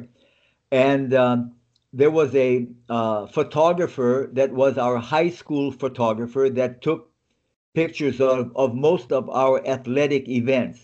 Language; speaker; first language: English; native; English